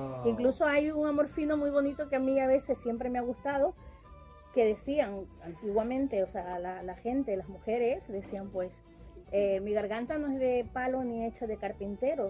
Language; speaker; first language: Spanish; native; Spanish